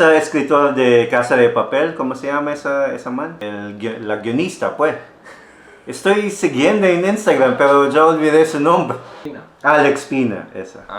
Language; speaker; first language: Spanish; non-native, fluent; Filipino